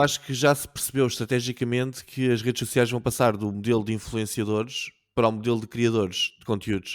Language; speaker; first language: Portuguese; native; Portuguese